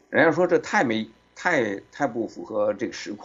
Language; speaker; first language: Chinese; native; Chinese